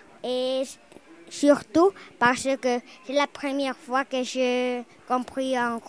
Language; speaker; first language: French; early bilingual, other home language; Spanish